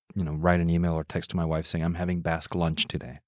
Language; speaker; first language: English; early bilingual, heritage; English